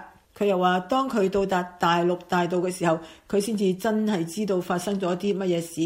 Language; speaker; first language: Chinese; non-native, local second language; Cantonese